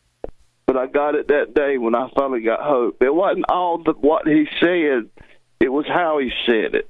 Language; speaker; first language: English; native; English